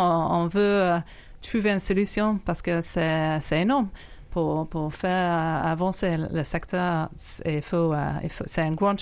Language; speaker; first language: French; non-native, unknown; English